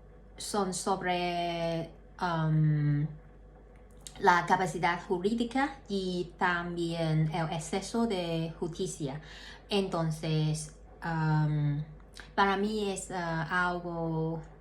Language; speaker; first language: Spanish; non-native, learner; Cantonese